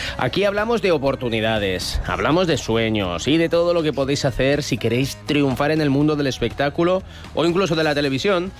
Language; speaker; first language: Spanish; native; Spanish